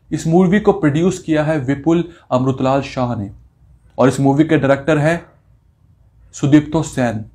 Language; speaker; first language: Hindi; native; Hindi